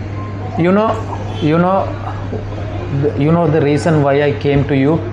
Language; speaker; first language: English; non-native, fluent; Sinhala